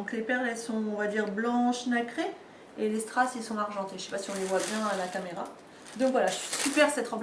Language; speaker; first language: French; native; French